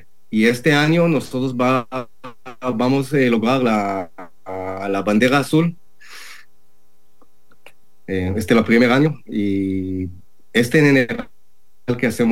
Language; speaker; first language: Spanish; non-native, learner; Hebrew